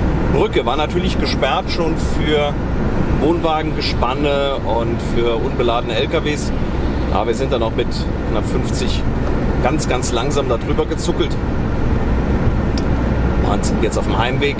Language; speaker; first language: German; native; German